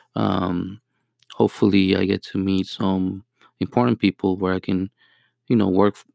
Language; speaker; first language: English; non-native, fluent; Spanish